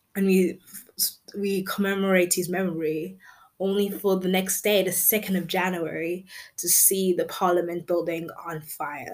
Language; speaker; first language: English; native; English